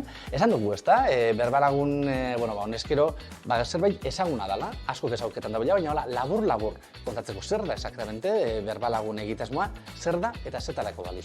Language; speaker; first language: Basque; native; Basque